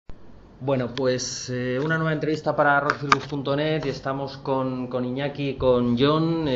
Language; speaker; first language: Spanish; native; Spanish